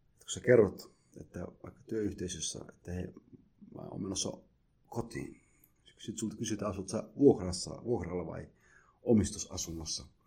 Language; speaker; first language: Finnish; early bilingual, other home language; Somali